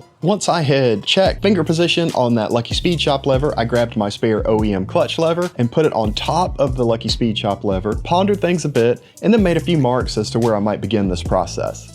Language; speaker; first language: English; native; English